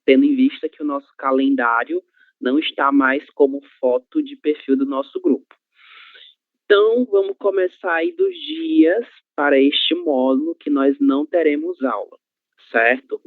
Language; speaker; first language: Portuguese; native; Portuguese